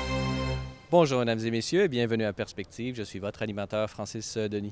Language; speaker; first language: French; native; French